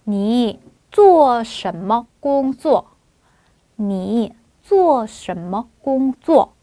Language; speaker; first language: Chinese; non-native, fluent; Korean